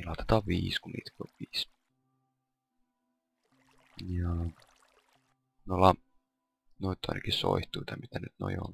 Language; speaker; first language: Finnish; native; Finnish